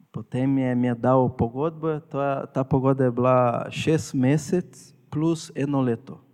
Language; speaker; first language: Slovenian; non-native, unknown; Portuguese